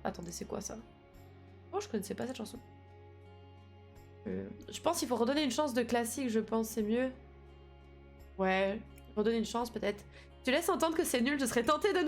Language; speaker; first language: French; native; French